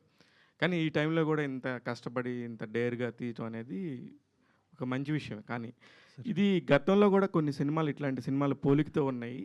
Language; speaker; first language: Telugu; native; Telugu